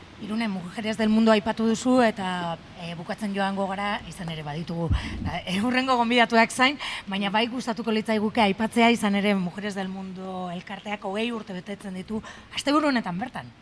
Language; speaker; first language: Basque; native; Basque